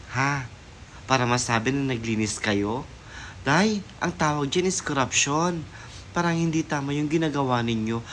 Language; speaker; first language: Filipino; non-native, local second language; Tausug